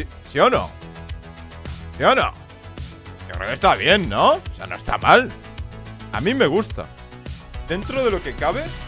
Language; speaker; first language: Spanish; native; Spanish